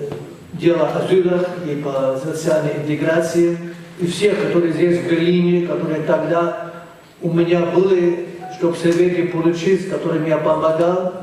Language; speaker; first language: Russian; non-native, fluent; German